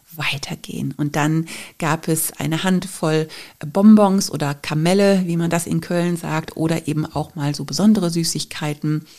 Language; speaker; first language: German; native; German